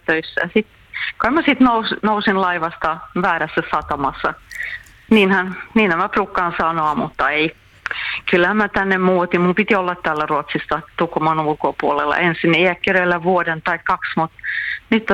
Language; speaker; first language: Finnish; non-native, local second language; Swedish